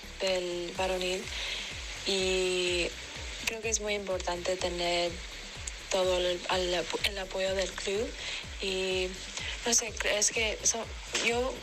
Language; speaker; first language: Spanish; non-native, learner; English